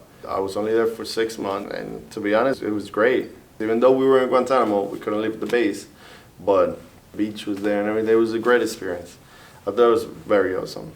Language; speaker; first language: English; early bilingual, other home language; Spanish